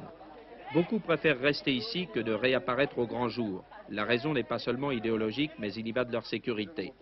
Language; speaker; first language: French; native; French